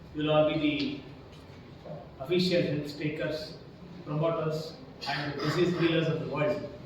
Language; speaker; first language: English; non-native, local second language; Kannada